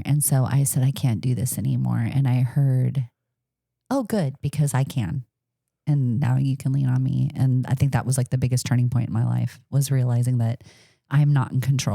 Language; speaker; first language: English; native; English